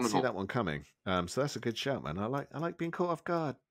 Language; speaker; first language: English; native; English